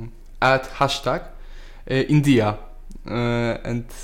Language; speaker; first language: English; non-native, learner; Polish